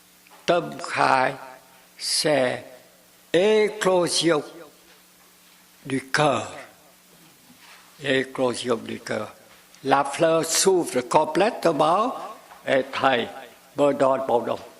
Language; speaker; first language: French; non-native, fluent; Vietnamese